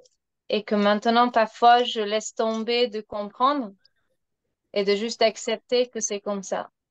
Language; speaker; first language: French; non-native, fluent; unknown